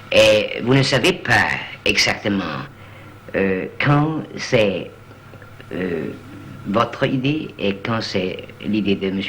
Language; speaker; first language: French; non-native, learner; Danish